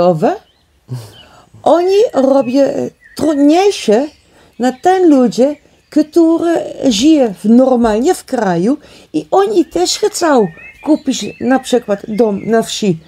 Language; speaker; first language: Polish; non-native, learner; Dutch